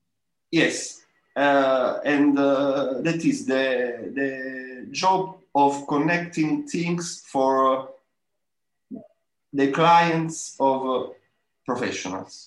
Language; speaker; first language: English; non-native, learner; Italian